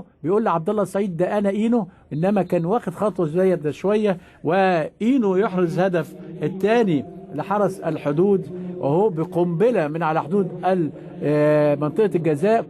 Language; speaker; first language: Arabic; native; Arabic